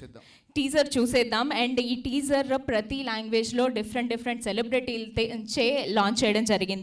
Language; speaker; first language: Telugu; native; Telugu